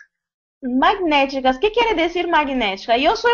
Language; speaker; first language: Spanish; non-native, fluent; Portuguese